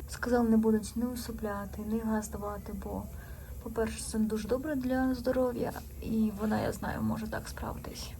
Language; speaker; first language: Ukrainian; non-native, local second language; Russian